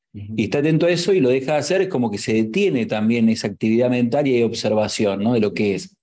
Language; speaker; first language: Spanish; native; Spanish